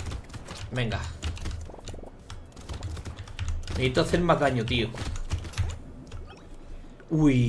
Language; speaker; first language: Spanish; native; Spanish